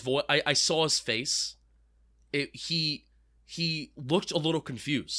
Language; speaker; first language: English; native; English